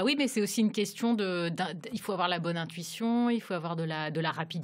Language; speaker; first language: French; native; French